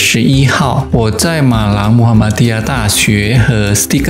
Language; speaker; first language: Chinese; non-native, fluent; Indonesian